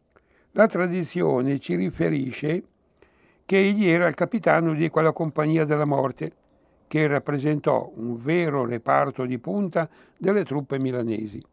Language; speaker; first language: Italian; native; Italian